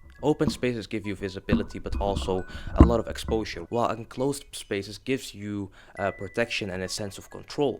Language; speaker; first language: English; non-native, fluent; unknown